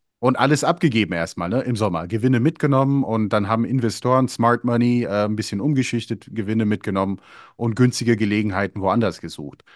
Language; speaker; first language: German; early bilingual, other home language; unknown